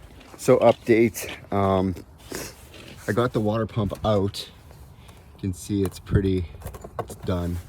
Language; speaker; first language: English; native; English